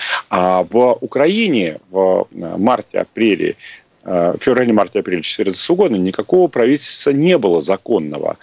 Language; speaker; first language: Russian; native; Russian